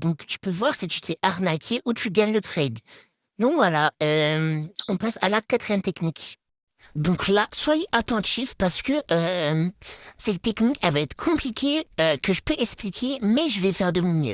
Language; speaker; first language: French; native; French